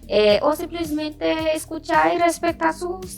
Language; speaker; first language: Spanish; non-native, learner; Portuguese